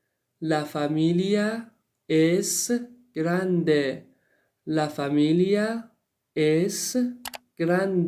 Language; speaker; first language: Spanish; non-native, fluent; Persian